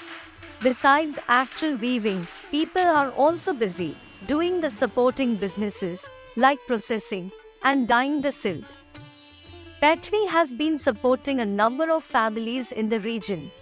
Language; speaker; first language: English; non-native, local second language; Marathi